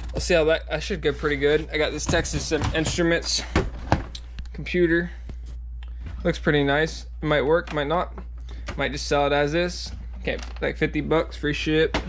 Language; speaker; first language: English; native; English